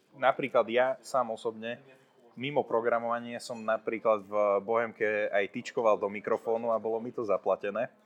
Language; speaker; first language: Slovak; non-native, local second language; Hungarian